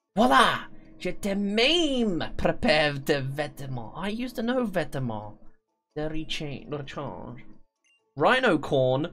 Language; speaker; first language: French; non-native, learner; English